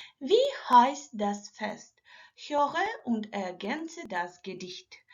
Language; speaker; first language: German; non-native, fluent; Ukrainian